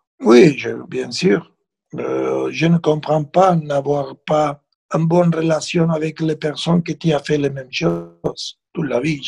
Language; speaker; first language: French; non-native, fluent; Spanish